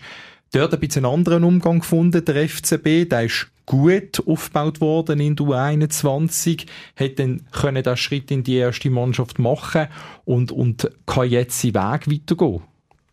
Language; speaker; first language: German; native; German